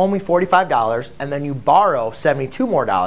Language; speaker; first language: English; native; English